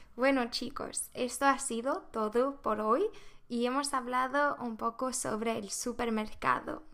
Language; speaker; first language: Spanish; non-native, fluent; Swedish